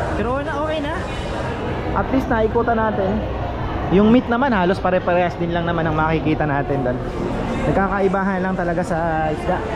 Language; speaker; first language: Filipino; non-native, local second language; Bikol